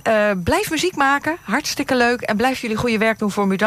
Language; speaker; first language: Dutch; native; Dutch